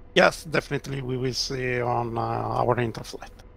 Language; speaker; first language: English; non-native, fluent; Italian